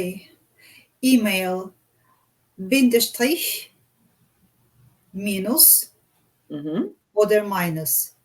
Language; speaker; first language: German; non-native, learner; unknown